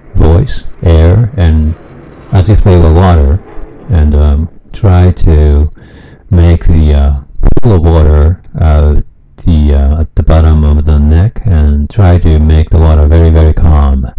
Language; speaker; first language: English; non-native, fluent; Japanese